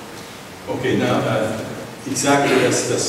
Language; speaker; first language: German; non-native, fluent; Czech